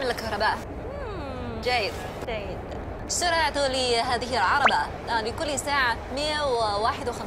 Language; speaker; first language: Arabic; non-native, learner; Chinese